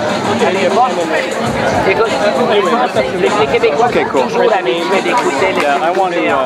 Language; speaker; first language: French; non-native, local second language; English